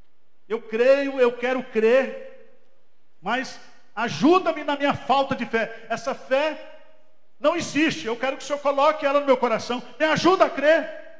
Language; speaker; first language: Portuguese; native; Portuguese